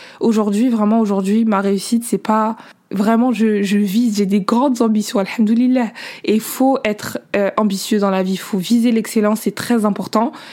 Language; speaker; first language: French; native; French